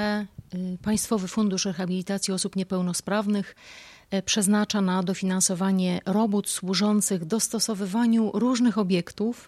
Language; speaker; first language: Polish; native; Polish